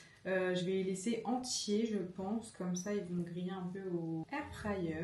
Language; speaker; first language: French; native; French